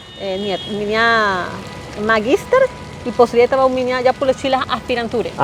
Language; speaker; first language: Russian; non-native, learner; Spanish